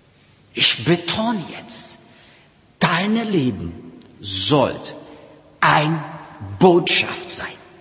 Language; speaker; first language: German; non-native, learner; Portuguese